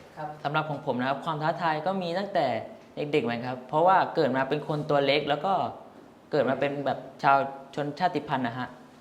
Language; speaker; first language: Thai; non-native, local second language; Hmong